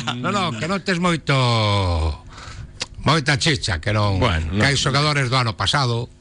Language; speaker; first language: Galician; non-native, local second language; Spanish